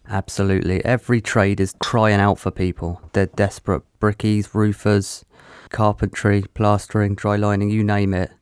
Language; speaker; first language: English; native; English